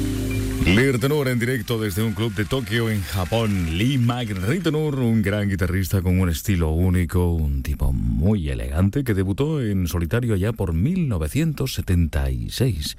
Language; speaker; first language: Spanish; native; Spanish